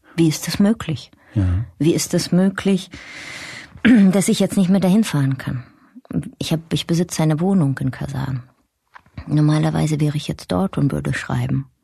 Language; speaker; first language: German; early bilingual, other home language; Russian